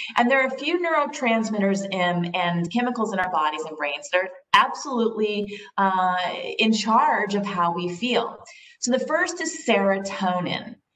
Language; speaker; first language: English; native; English